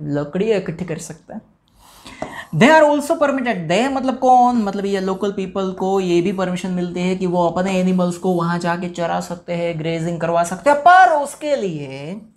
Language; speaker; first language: Hindi; non-native, local second language; Gujarati